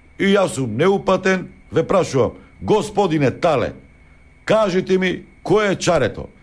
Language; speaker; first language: Macedonian; native; Macedonian